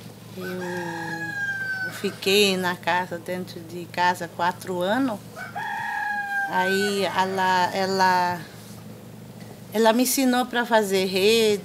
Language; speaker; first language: Portuguese; non-native, local second language; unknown